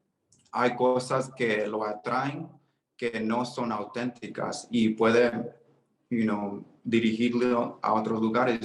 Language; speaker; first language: Spanish; early bilingual, heritage; Spanish